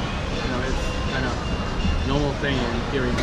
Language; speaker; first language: English; non-native, fluent; Korean